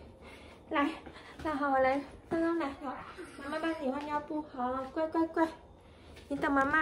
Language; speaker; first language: Chinese; non-native, fluent; Vietnamese